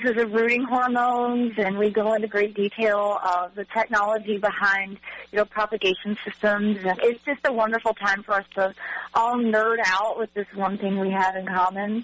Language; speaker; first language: English; native; English